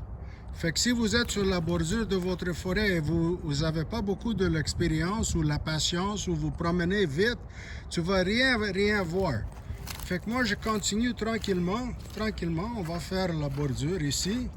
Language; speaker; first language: French; non-native, local second language; English